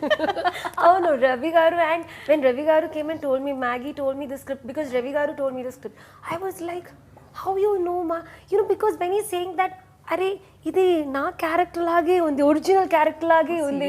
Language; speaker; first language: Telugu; non-native, learner; Malayalam